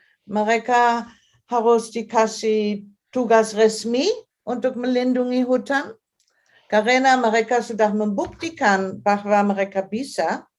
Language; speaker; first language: Indonesian; non-native, fluent; German